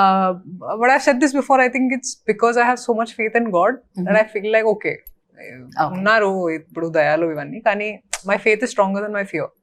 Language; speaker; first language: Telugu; non-native, local second language; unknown